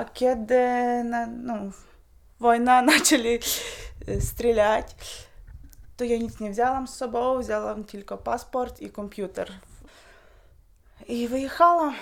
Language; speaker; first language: Polish; non-native, learner; Ukrainian